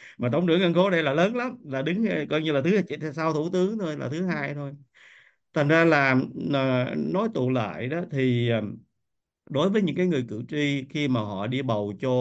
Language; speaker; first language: Vietnamese; native; Vietnamese